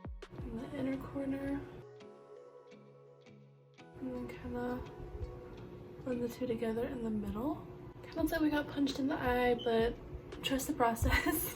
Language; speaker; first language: English; native; English